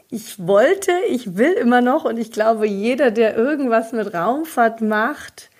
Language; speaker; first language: German; native; German